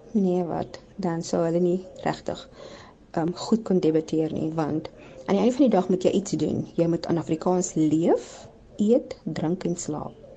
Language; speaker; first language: Afrikaans; native; Afrikaans